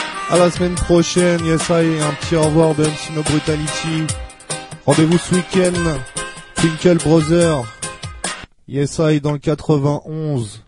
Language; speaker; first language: French; native; French